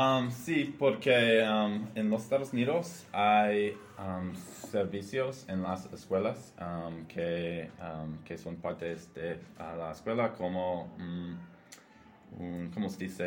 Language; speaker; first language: Spanish; non-native, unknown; English